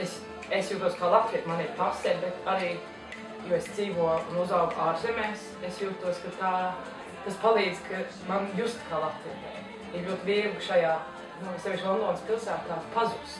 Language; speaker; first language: Latvian; early bilingual, heritage; Latvian